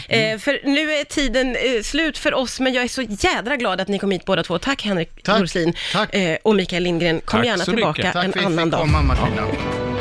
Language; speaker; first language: Swedish; native; Swedish